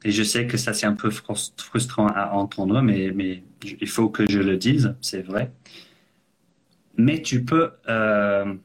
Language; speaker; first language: French; non-native, fluent; English